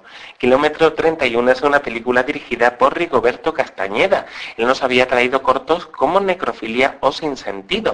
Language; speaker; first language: Spanish; native; Spanish